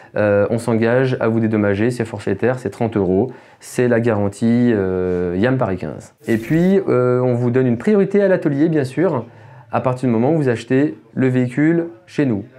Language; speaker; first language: French; native; French